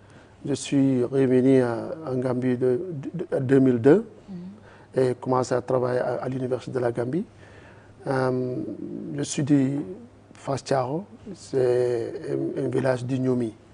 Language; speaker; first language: French; non-native, learner; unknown